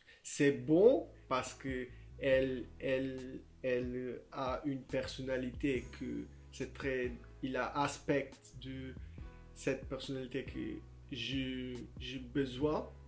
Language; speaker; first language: French; non-native, learner; Portuguese